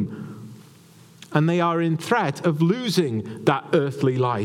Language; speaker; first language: English; native; English